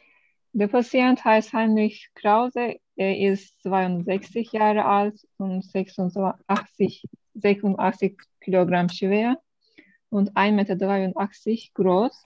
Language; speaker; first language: German; non-native, learner; Turkish